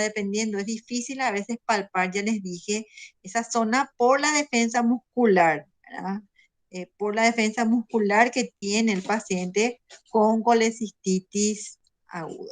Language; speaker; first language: Spanish; native; Spanish